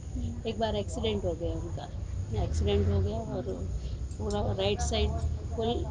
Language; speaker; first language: Hindi; non-native, local second language; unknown